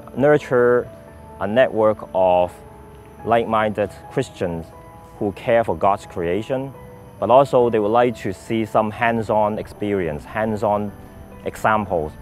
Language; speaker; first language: English; non-native, local second language; Cantonese